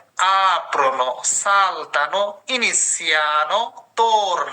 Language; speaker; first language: Italian; non-native, fluent; Bangla